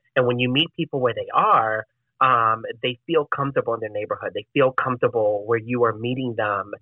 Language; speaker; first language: English; non-native, fluent; Spanish